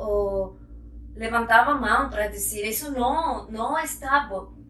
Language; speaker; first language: Portuguese; non-native, fluent; Spanish